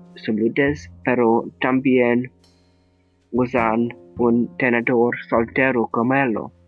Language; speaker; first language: Spanish; non-native, learner; English